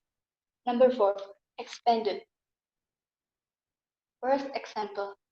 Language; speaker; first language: English; non-native, learner; Indonesian